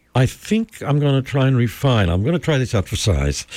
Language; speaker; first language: English; early bilingual, other home language; Spanish